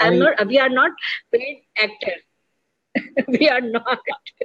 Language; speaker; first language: English; non-native, learner; Urdu